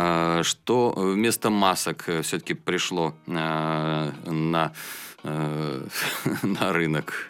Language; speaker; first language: Russian; native; Russian